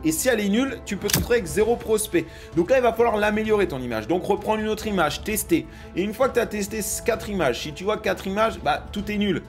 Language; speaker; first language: French; native; French